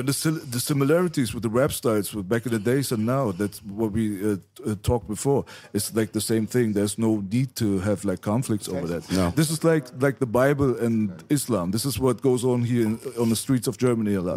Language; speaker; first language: English; non-native, fluent; Persian